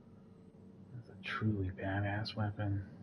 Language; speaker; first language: English; native; English